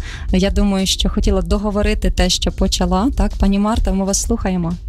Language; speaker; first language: Ukrainian; native; Ukrainian